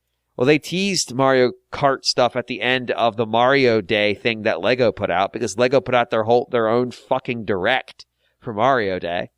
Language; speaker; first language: English; native; English